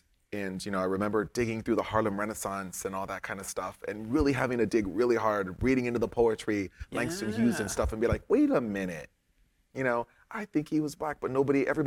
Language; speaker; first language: English; native; English